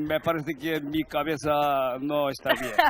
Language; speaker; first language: Spanish; non-native, learner; Korean